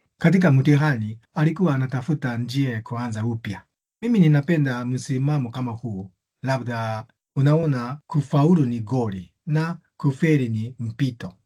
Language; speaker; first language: Swahili; non-native, fluent; Japanese